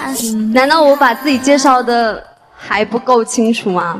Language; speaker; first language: Chinese; native; Chinese